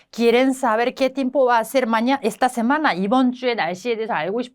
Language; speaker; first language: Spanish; non-native, fluent; Korean